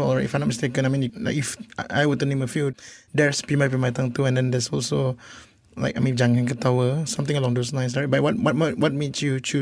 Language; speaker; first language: English; non-native, local second language; Malay